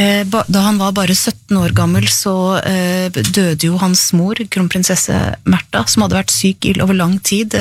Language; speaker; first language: Norwegian; native; Norwegian